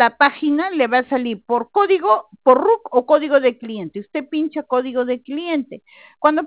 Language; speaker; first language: Spanish; native; Spanish